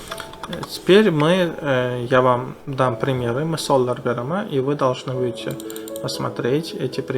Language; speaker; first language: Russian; non-native, fluent; Uzbek